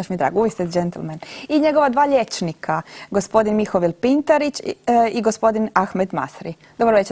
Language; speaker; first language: Croatian; native; Croatian